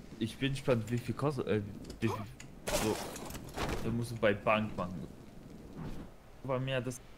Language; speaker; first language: German; non-native, learner; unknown